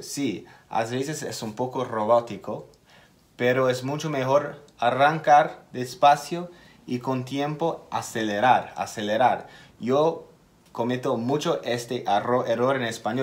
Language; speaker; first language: Spanish; non-native, fluent; English